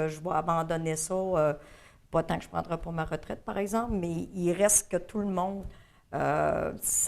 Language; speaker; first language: French; native; French